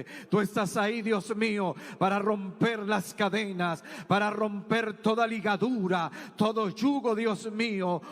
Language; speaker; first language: Spanish; native; Spanish